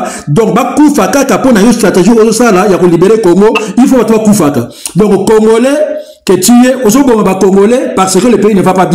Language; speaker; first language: French; non-native, local second language; Lingala